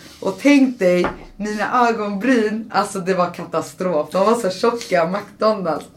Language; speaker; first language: Swedish; early bilingual, other home language; Persian